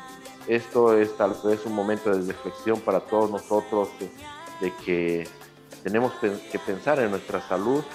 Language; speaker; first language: Spanish; native; Spanish